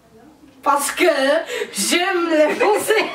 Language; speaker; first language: French; non-native, local second language; Malayalam